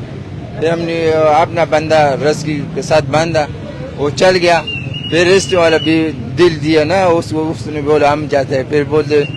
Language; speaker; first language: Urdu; non-native, local second language; Pashto